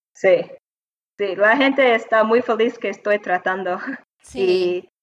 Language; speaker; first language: Spanish; non-native, learner; English